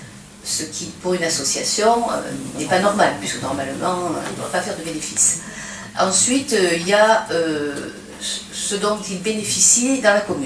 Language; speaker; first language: French; native; French